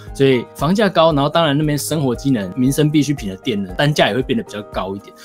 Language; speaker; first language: Chinese; native; Chinese